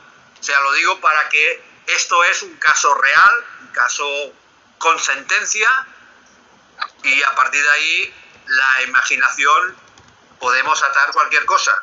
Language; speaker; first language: Spanish; native; Spanish